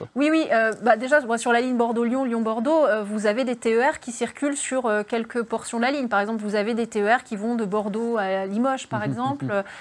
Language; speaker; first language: French; native; French